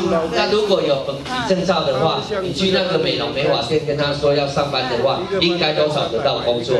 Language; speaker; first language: Chinese; native; Chinese